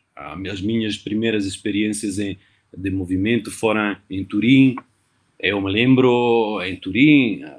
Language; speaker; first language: Portuguese; non-native, fluent; Italian